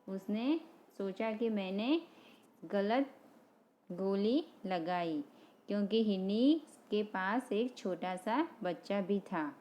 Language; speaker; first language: Hindi; non-native, local second language; Gujarati